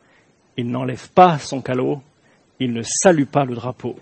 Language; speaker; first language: French; native; French